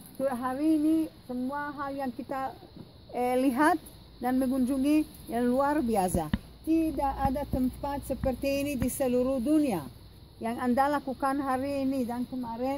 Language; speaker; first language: Indonesian; non-native, fluent; Hebrew